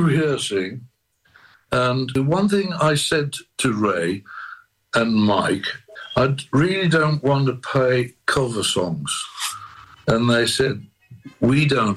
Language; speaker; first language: English; native; English